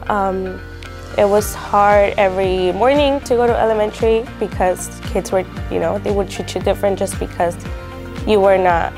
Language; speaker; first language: English; early bilingual, other home language; Spanish